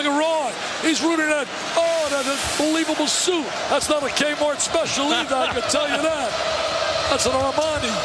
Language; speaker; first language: English; native; English